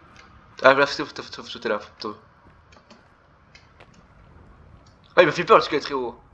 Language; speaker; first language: French; native; French